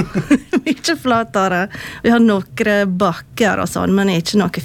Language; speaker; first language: Norwegian; non-native, fluent; English